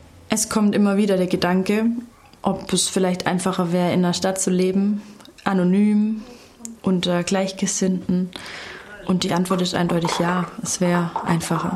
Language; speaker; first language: German; native; German